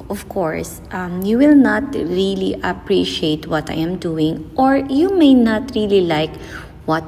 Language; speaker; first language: English; non-native, local second language; Filipino